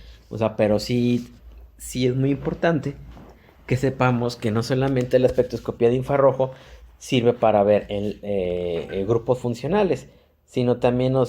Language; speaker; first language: Spanish; native; Spanish